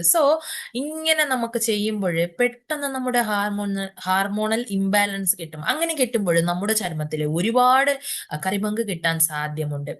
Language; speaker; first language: Malayalam; early bilingual, heritage; Malayalam